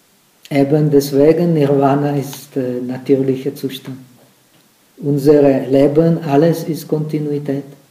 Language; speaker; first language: German; non-native, fluent; Czech